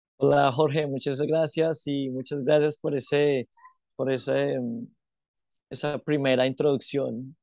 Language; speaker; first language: Spanish; native; Spanish